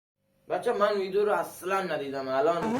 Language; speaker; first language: Persian; non-native, local second language; Baluchi